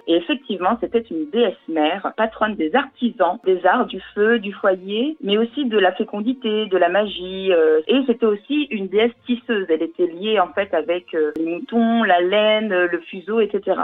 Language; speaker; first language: French; native; French